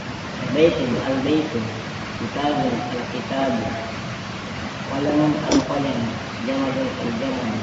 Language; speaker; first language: Arabic; non-native, learner; Indonesian